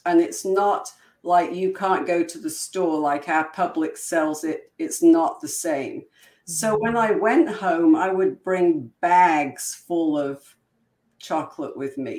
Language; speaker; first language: English; native; English